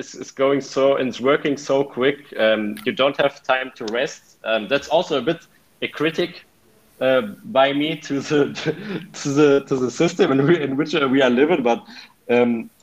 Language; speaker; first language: English; non-native, fluent; German